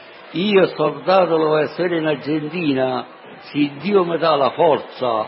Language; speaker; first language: Italian; non-native, learner; Sicilian